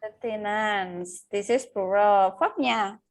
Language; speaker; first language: English; non-native, local second language; Indonesian